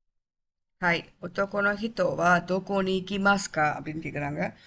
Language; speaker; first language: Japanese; non-native, fluent; Tamil